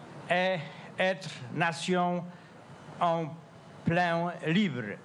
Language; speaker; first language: French; non-native, fluent; Polish